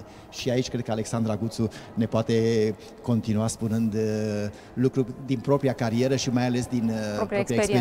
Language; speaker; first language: Romanian; native; Romanian